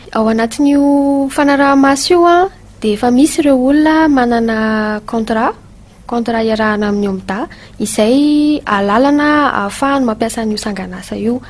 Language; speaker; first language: Malagasy; native; Malagasy